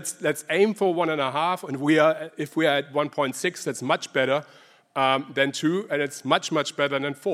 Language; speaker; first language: English; non-native, fluent; German